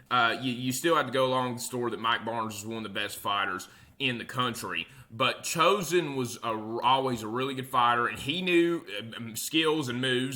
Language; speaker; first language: English; native; English